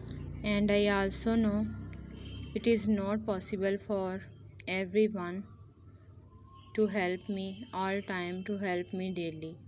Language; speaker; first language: English; non-native, learner; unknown